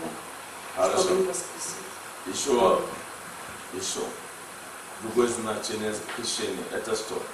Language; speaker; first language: Russian; non-native, learner; English